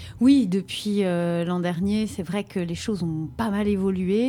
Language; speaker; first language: French; native; French